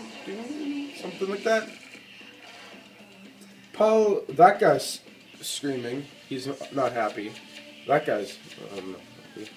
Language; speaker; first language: English; native; English